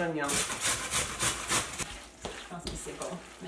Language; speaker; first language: French; non-native, fluent; English